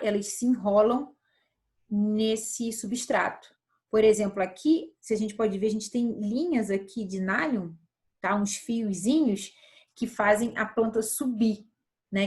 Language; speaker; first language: Portuguese; native; Portuguese